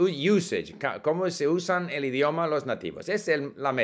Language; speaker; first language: Spanish; non-native, fluent; English